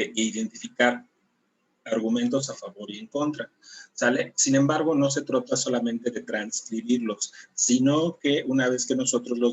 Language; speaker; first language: Spanish; native; Spanish